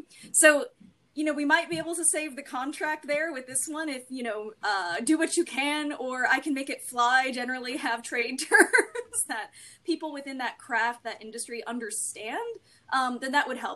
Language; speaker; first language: English; native; English